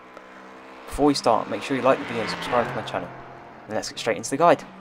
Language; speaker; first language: English; native; English